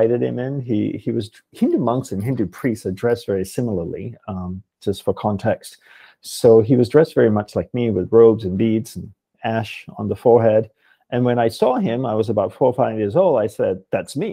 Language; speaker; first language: English; non-native, local second language; Tamil